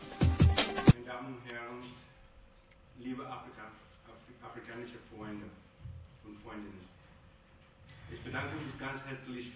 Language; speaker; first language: German; non-native, fluent; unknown